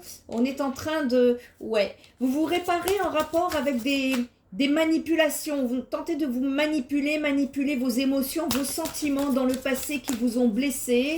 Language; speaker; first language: French; native; French